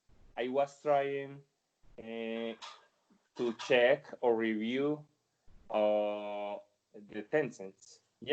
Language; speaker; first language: English; non-native, learner; Spanish